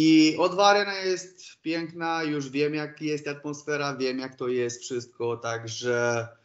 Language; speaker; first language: Polish; non-native, fluent; Romanian